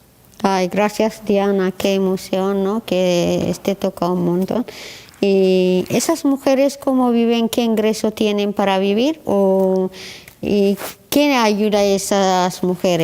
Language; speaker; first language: Spanish; non-native, learner; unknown